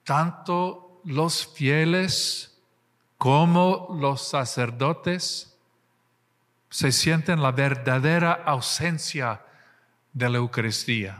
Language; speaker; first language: Spanish; non-native, fluent; English